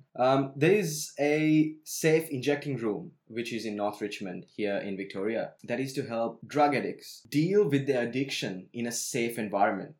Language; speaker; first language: English; non-native, local second language; Sinhala